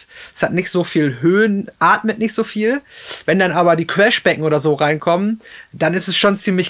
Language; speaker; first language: German; native; German